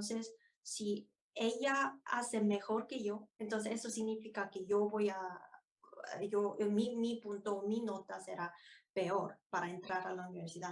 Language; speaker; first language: Spanish; non-native, fluent; Korean